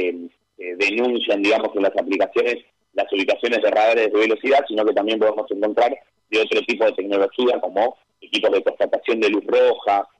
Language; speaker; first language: Spanish; native; Spanish